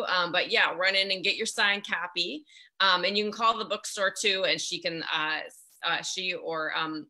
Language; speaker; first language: English; native; English